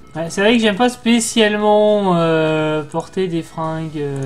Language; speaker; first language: French; native; French